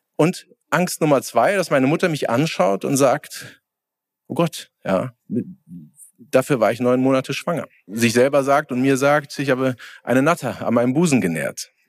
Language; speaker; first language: German; native; German